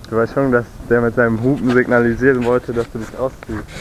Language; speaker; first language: German; native; German